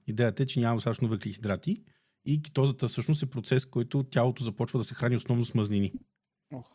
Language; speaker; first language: Bulgarian; native; Bulgarian